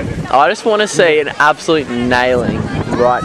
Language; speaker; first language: English; native; English